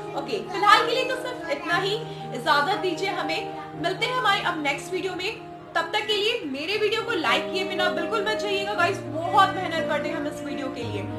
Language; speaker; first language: Hindi; non-native, local second language; Bangla